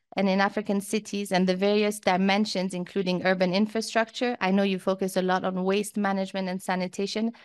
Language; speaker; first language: English; early bilingual, other home language; Persian